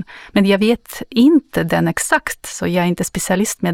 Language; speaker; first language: Swedish; non-native, fluent; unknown